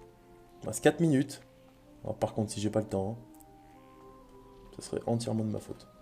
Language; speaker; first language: French; native; French